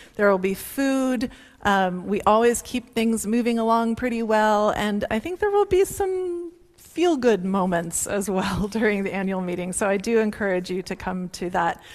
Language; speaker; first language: English; native; English